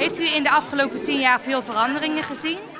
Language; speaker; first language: Dutch; native; Dutch